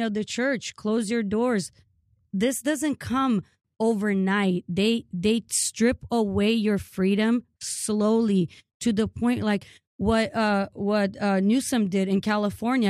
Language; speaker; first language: English; early bilingual, other home language; Ukrainian